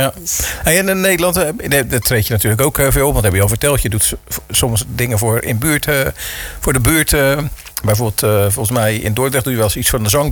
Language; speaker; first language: Dutch; native; Dutch